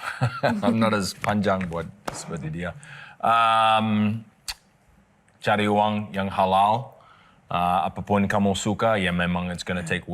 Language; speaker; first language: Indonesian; non-native, learner; English